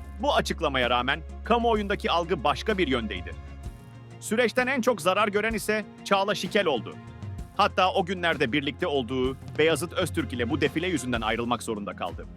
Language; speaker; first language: Turkish; native; Turkish